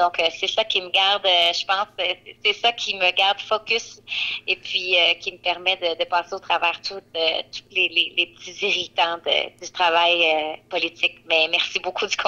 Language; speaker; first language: French; native; French